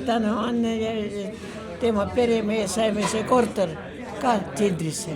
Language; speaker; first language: Estonian; non-native, local second language; Russian